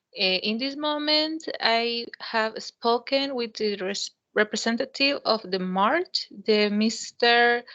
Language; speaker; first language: English; non-native, learner; Spanish